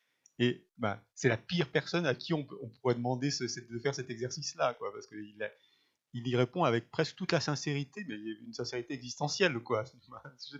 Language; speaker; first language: French; native; French